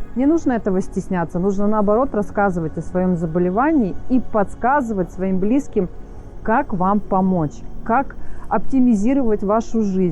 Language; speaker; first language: Russian; native; Russian